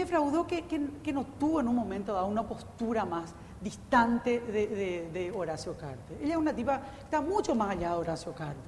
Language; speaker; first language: Spanish; native; Spanish